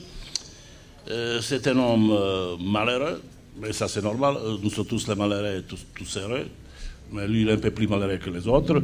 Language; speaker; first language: French; non-native, fluent; Serbian